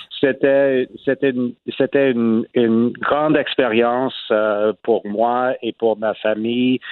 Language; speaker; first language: French; non-native, learner; English